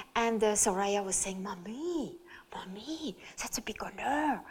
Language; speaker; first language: English; non-native, fluent; French